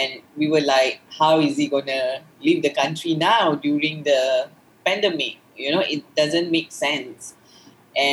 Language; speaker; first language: English; non-native, local second language; Malay